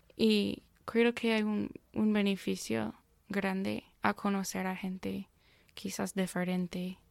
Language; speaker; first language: Spanish; non-native, fluent; English